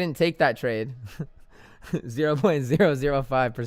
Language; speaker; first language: English; native; English